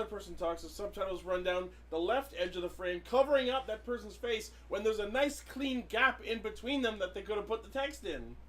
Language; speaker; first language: English; native; English